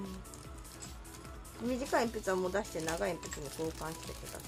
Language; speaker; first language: Japanese; native; Japanese